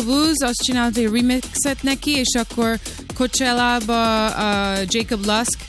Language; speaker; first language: Hungarian; early bilingual, heritage; Hungarian